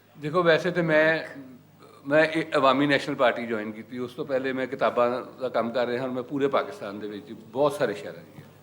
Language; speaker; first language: Punjabi; native; Punjabi